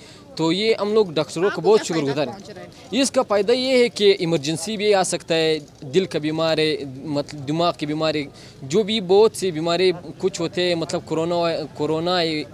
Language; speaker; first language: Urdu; non-native, local second language; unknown